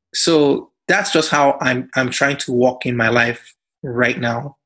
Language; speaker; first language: English; non-native, local second language; Yoruba